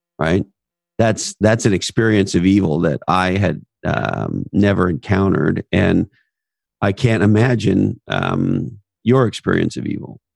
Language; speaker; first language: English; native; English